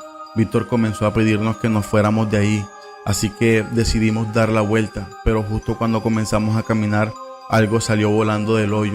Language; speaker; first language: Spanish; native; Spanish